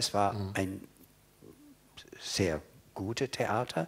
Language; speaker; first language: German; non-native, fluent; English